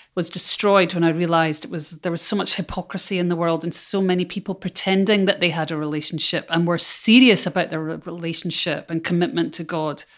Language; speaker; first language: English; native; English